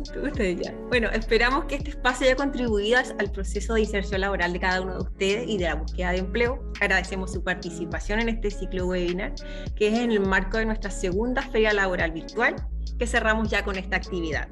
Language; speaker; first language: Spanish; native; Spanish